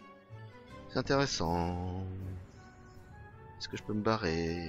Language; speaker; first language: French; native; French